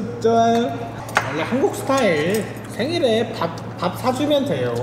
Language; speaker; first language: Korean; non-native, learner; Vietnamese